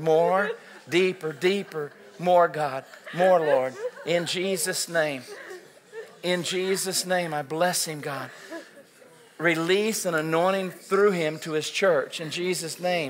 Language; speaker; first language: English; native; English